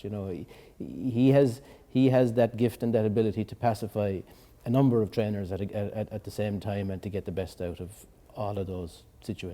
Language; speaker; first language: English; native; English